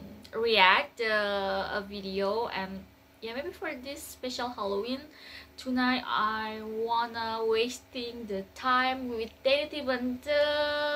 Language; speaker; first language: English; non-native, learner; Indonesian